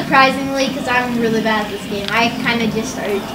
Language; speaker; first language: English; native; English